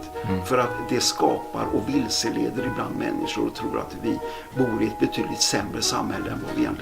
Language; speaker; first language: Swedish; native; Swedish